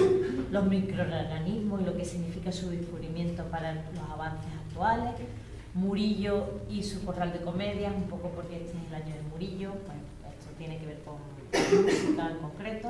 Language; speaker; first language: Spanish; native; Spanish